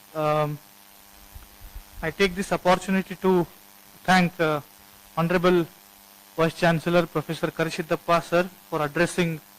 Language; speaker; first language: English; non-native, local second language; Kannada